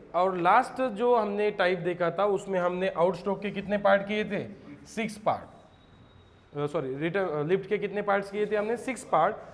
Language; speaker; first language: Hindi; non-native, local second language; Marathi